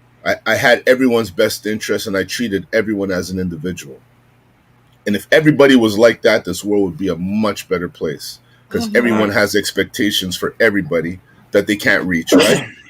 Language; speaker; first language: English; native; English